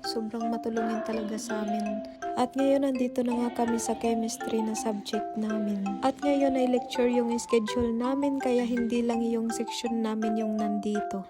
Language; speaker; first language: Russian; non-native, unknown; Waray